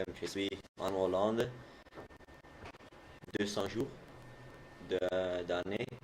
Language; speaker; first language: French; non-native, learner; Dutch